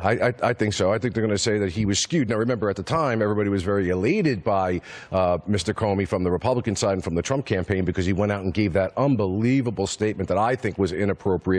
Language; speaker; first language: English; native; English